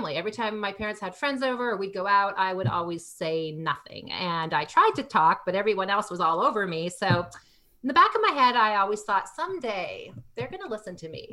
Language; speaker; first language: English; native; English